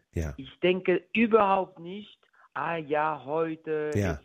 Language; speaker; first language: German; non-native, learner; French